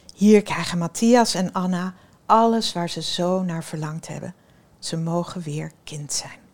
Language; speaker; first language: Dutch; early bilingual, other home language; Swedish